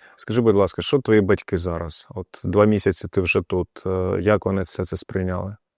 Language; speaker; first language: Ukrainian; non-native, local second language; Russian